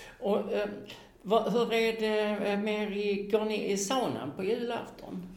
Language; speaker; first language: Swedish; native; Swedish